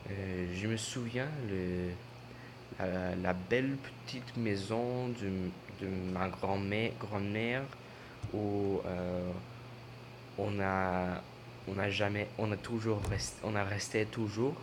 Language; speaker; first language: French; non-native, learner; English